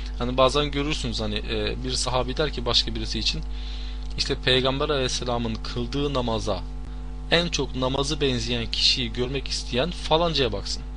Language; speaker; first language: Turkish; non-native, fluent; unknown